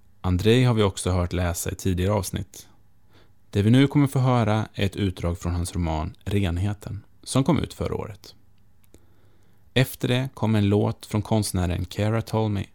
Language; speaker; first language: Swedish; native; Swedish